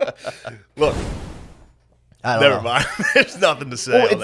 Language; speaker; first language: English; native; English